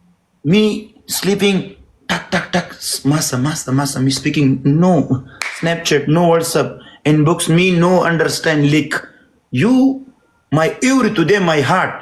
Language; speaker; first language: English; non-native, learner; Pashto